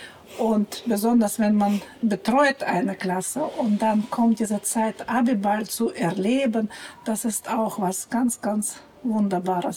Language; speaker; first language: German; non-native, fluent; Russian